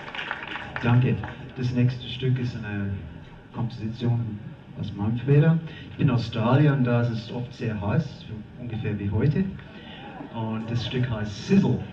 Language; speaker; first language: German; non-native, fluent; English